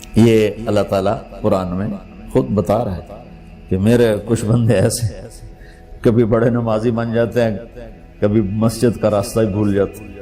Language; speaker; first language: Urdu; non-native, local second language; Punjabi